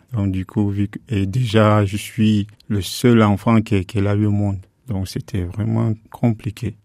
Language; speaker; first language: French; non-native, local second language; Fula